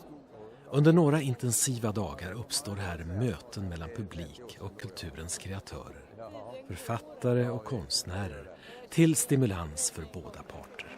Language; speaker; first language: Swedish; native; Swedish